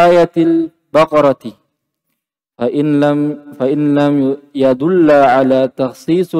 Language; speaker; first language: Arabic; non-native, learner; Indonesian